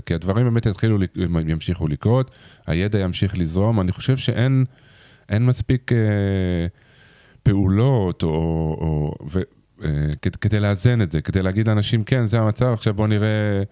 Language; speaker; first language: Hebrew; native; Hebrew